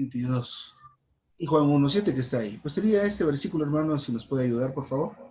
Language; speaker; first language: Spanish; native; Spanish